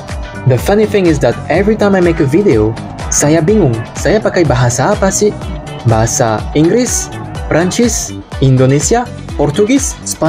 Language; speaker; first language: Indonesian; non-native, fluent; French